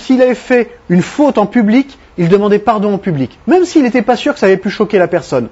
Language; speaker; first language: French; native; French